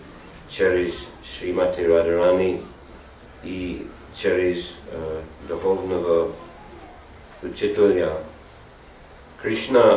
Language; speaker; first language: Russian; non-native, learner; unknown